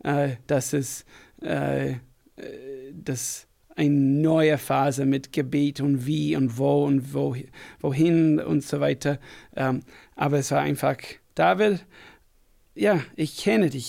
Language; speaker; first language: German; non-native, fluent; English